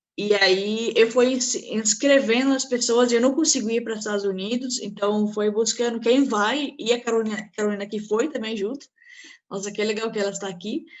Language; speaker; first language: Portuguese; non-native, fluent; Arabic